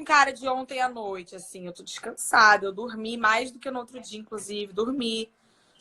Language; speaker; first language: Portuguese; native; Portuguese